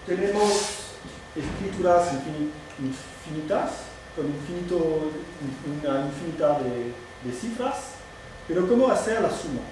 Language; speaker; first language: Spanish; non-native, fluent; French